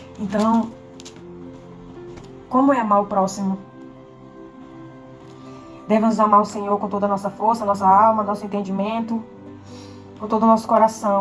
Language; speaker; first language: Portuguese; native; Portuguese